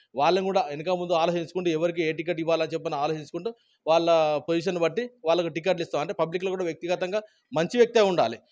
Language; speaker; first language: Telugu; native; Telugu